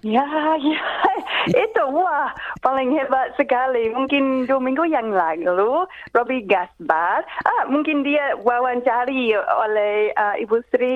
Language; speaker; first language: Indonesian; non-native, fluent; English